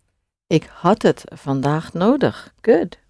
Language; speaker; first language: Dutch; non-native, fluent; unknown